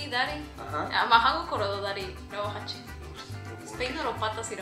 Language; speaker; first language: Korean; non-native, fluent; Spanish